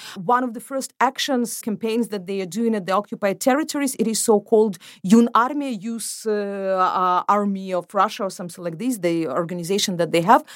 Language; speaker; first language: English; non-native, fluent; Ukrainian